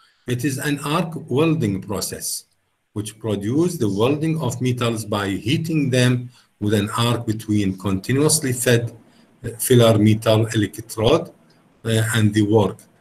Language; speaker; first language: English; non-native, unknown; Arabic